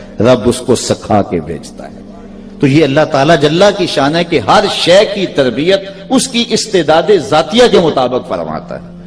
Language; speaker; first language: Urdu; non-native, local second language; Punjabi